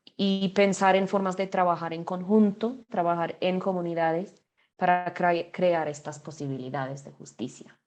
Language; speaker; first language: Spanish; non-native, fluent; English